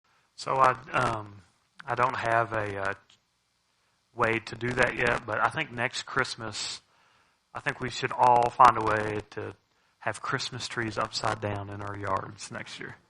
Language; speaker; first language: English; native; English